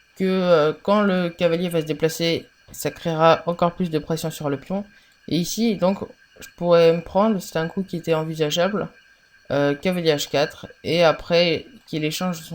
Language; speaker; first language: French; native; French